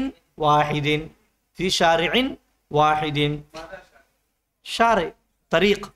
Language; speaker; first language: Arabic; non-native, learner; Urdu